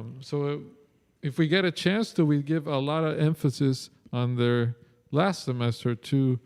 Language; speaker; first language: English; non-native, fluent; Spanish